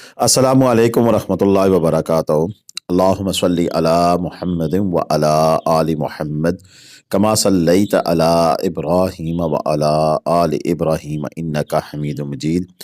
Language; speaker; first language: Urdu; non-native, local second language; Pahari-Potwari